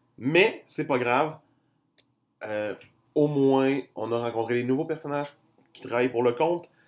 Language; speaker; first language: French; native; French